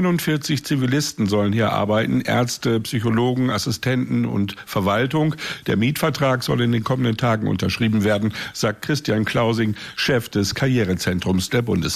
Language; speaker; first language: German; native; German